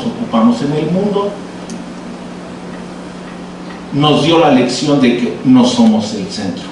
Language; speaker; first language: Spanish; native; Spanish